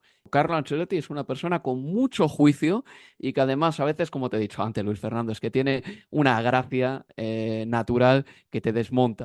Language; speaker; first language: Spanish; native; Spanish